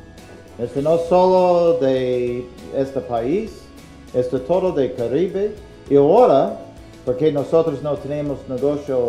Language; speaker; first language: Spanish; non-native, learner; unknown